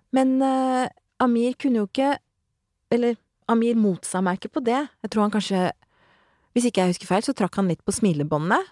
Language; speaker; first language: Norwegian; native; Norwegian